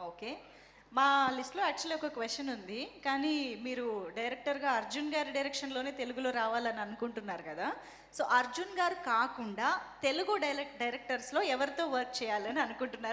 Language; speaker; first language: Telugu; native; Telugu